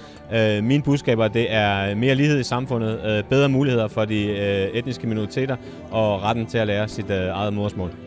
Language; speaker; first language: Danish; early bilingual, other home language; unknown